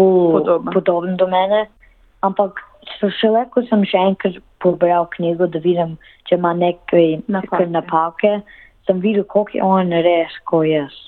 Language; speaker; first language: Slovenian; early bilingual, heritage; Slovenian